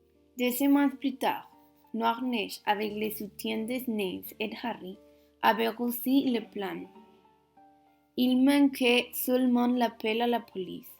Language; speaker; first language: French; non-native, learner; Spanish